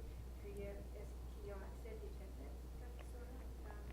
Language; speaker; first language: French; native; French